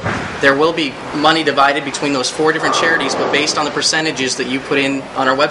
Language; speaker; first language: English; native; English